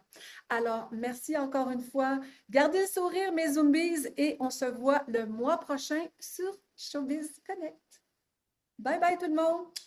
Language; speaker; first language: French; native; French